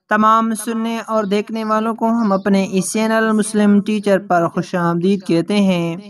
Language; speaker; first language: Urdu; native; Urdu